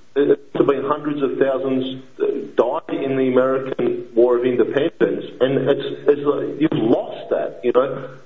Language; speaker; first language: English; native; English